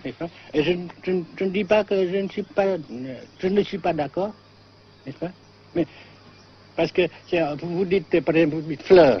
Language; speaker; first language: French; non-native, fluent; Vietnamese